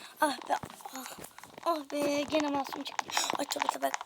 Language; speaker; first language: Turkish; native; Turkish